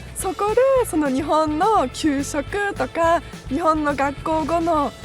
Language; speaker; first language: Japanese; early bilingual, heritage; German